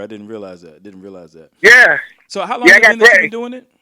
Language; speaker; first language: English; native; English